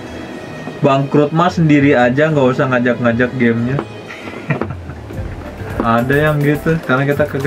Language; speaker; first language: Indonesian; native; Indonesian